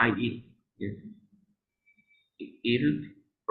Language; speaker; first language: English; non-native, learner; Spanish